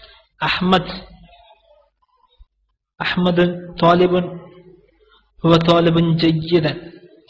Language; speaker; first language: Arabic; non-native, fluent; Malayalam